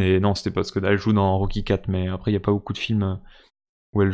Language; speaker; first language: French; native; French